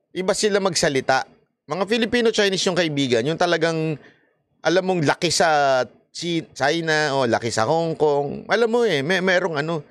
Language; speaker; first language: Filipino; native; Filipino